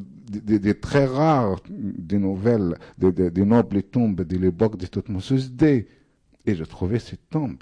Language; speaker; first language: French; non-native, fluent; Arabic